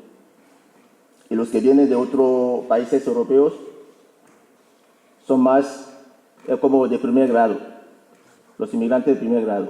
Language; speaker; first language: Spanish; non-native, fluent; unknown